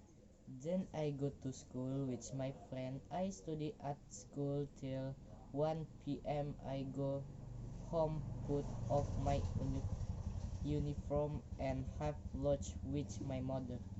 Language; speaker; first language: English; non-native, learner; Indonesian